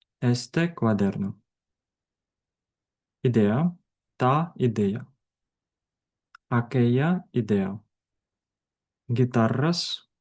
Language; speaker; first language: Spanish; non-native, fluent; Ukrainian